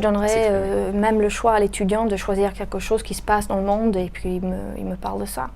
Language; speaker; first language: French; native; French